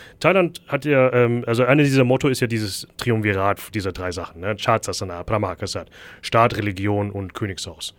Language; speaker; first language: German; early bilingual, other home language; Thai